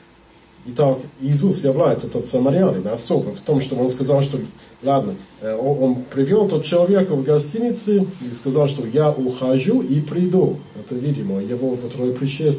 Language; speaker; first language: Russian; non-native, learner; English